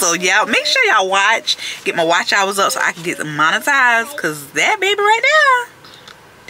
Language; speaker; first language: English; native; English